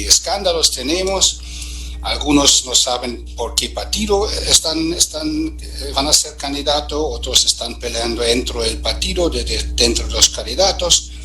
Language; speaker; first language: Spanish; non-native, fluent; German